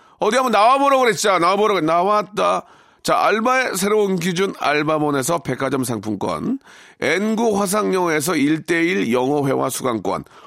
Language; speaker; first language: Korean; native; Korean